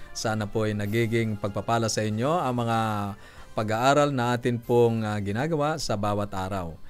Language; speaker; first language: Filipino; native; Filipino